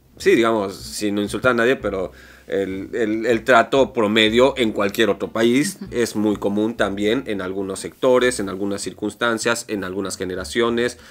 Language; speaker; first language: Spanish; native; Spanish